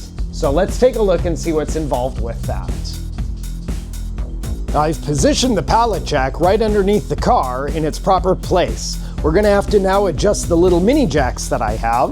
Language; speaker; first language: English; native; English